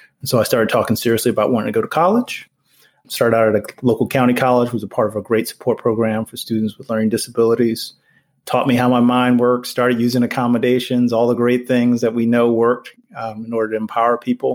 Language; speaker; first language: English; native; English